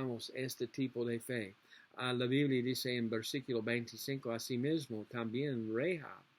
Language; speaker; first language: Spanish; non-native, learner; English